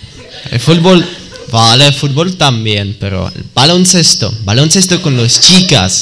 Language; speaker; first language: Spanish; non-native, learner; Czech